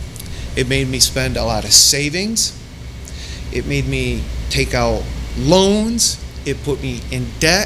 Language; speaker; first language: English; native; English